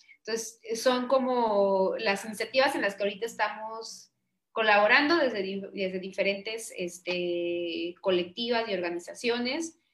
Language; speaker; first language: Spanish; native; Spanish